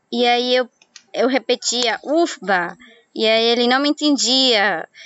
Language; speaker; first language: Portuguese; non-native, fluent; Spanish